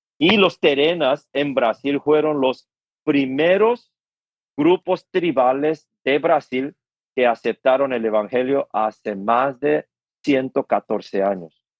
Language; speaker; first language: Spanish; non-native, fluent; Korean